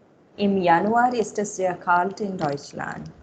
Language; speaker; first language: German; non-native, fluent; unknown